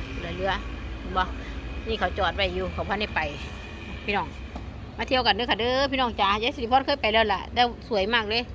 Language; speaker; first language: Thai; non-native, local second language; Lao